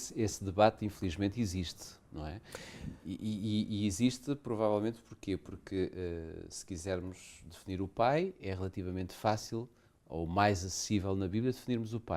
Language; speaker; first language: Portuguese; native; Portuguese